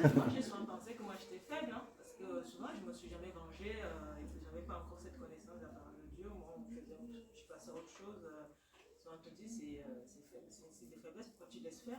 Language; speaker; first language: French; native; French